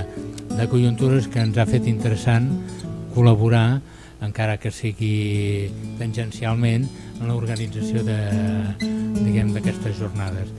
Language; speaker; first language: Catalan; native; Catalan